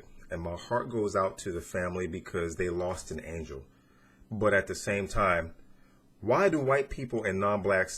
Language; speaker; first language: English; native; English